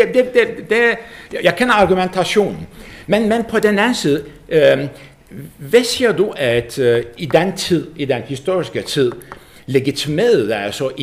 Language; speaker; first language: Danish; non-native, fluent; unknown